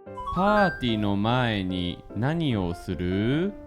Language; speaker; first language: Japanese; non-native, fluent; English